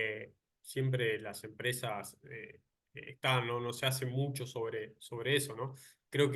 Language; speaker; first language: Spanish; native; Spanish